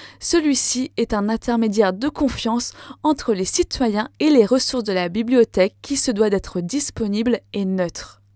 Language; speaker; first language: French; native; French